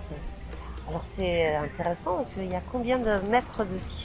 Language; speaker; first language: French; native; French